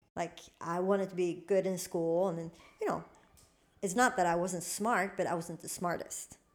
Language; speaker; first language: English; non-native, fluent; Swedish